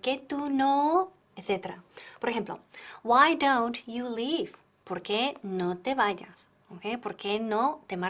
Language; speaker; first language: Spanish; non-native, fluent; English